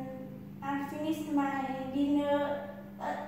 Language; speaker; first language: English; non-native, learner; Vietnamese